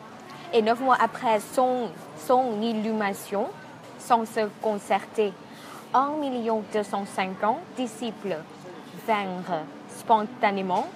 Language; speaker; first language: French; non-native, fluent; Thai